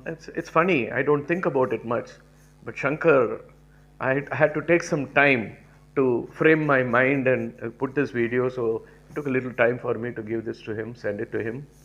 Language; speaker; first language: English; non-native, local second language; Tamil